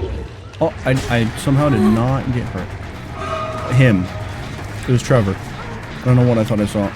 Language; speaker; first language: English; native; English